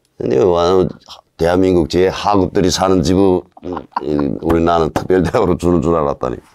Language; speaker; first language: Korean; native; Korean